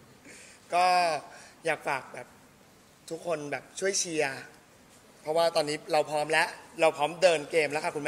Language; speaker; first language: Thai; native; Thai